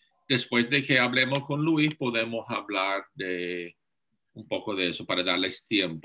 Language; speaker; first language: Spanish; non-native, fluent; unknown